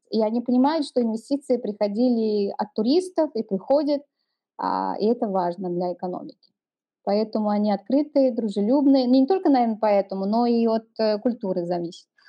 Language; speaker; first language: Russian; native; Russian